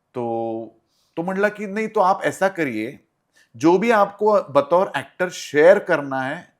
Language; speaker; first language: Hindi; non-native, local second language; Marathi